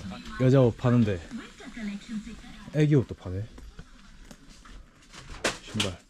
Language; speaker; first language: Korean; native; Korean